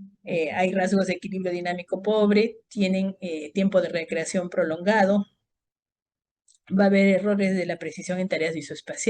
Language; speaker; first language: Spanish; native; Spanish